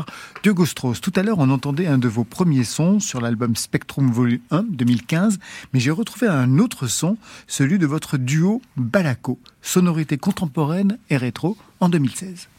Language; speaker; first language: French; native; French